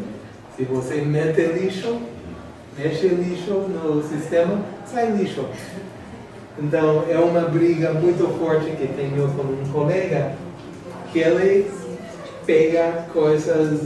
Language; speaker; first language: Portuguese; non-native, fluent; English